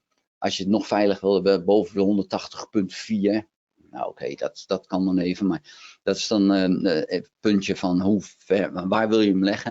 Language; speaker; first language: Dutch; native; Dutch